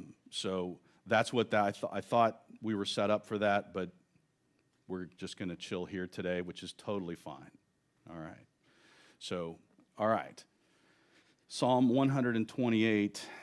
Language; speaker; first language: English; native; English